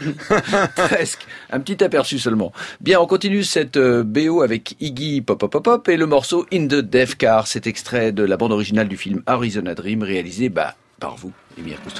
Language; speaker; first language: French; native; French